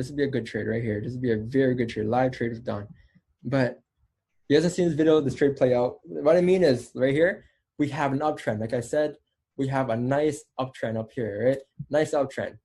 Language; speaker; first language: English; native; English